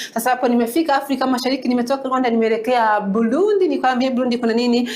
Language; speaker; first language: Swahili; non-native, local second language; Kinyarwanda